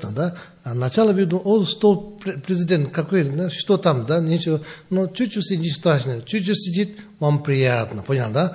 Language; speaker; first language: Russian; non-native, learner; Tibetan